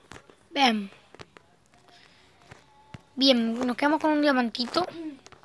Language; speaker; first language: Spanish; native; Spanish